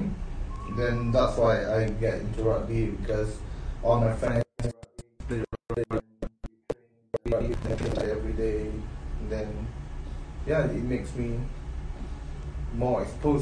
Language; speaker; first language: English; non-native, local second language; Malay